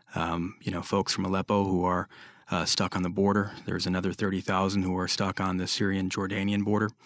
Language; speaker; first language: English; native; English